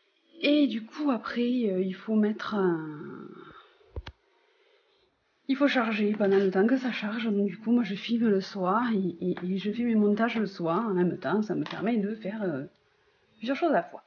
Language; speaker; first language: French; native; French